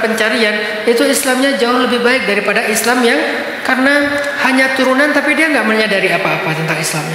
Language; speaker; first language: Indonesian; native; Indonesian